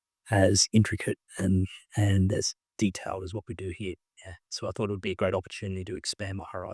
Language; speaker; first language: English; native; English